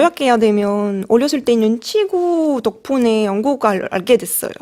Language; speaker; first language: Korean; non-native, fluent; French